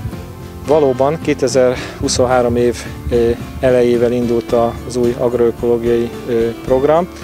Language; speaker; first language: Hungarian; native; Hungarian